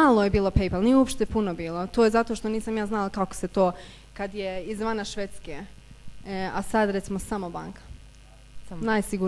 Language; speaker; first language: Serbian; early bilingual, heritage; Bosnian